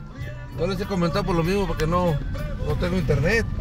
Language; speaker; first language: Spanish; native; Spanish